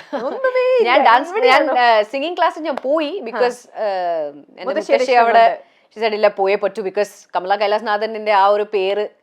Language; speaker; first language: Malayalam; early bilingual, heritage; Malayalam